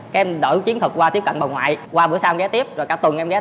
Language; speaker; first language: Vietnamese; native; Vietnamese